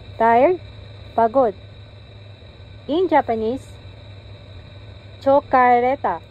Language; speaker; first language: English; non-native, local second language; Filipino